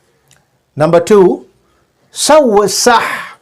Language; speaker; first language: Arabic; non-native, fluent; Urdu